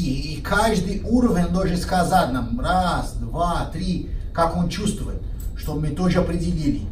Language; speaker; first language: Russian; non-native, fluent; Portuguese